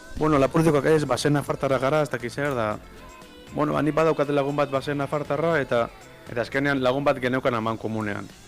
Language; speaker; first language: Basque; native; Basque